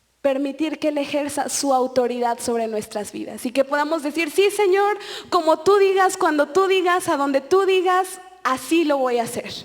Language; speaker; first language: Spanish; native; Spanish